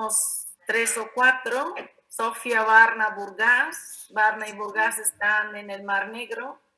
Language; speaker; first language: Spanish; non-native, fluent; Bulgarian